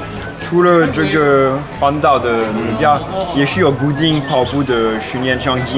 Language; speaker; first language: Chinese; non-native, fluent; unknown